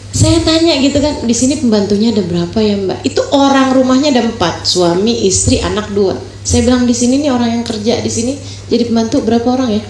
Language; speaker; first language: Indonesian; native; Indonesian